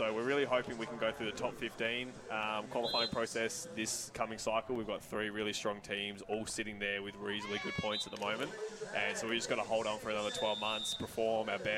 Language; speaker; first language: English; native; English